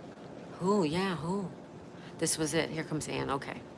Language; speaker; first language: English; native; English